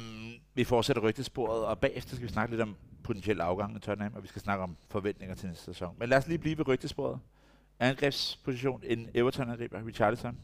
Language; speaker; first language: Danish; native; Danish